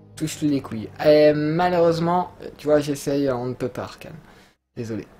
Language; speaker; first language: French; native; French